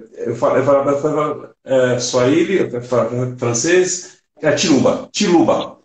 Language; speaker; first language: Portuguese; early bilingual, other home language; Swahili